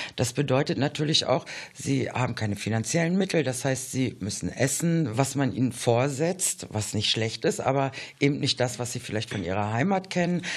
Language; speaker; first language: German; native; German